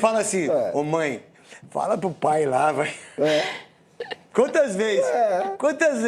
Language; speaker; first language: Portuguese; native; Portuguese